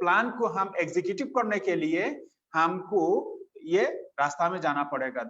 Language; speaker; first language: Hindi; non-native, fluent; Bangla